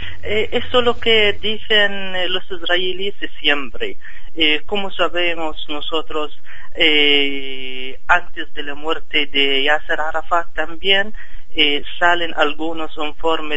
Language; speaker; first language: Spanish; non-native, fluent; Arabic